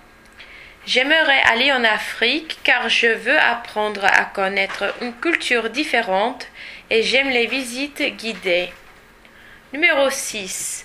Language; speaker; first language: French; non-native, learner; English